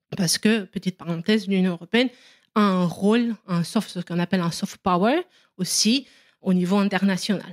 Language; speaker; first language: French; non-native, fluent; Romanian